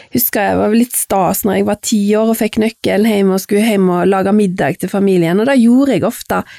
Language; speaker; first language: Norwegian; native; Norwegian